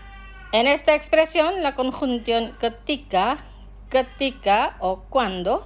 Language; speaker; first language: Spanish; non-native, fluent; Indonesian